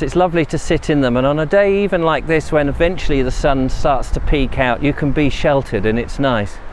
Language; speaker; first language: English; native; English